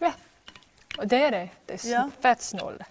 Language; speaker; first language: Swedish; non-native, fluent; English